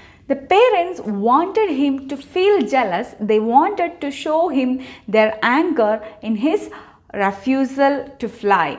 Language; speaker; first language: English; non-native, local second language; Malayalam